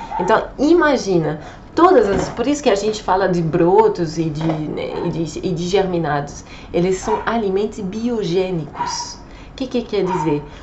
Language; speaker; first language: Portuguese; non-native, fluent; French